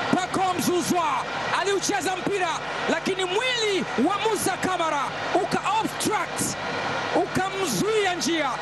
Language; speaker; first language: Swahili; native; Swahili